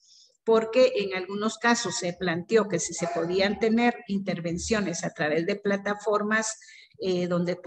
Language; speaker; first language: Spanish; native; Spanish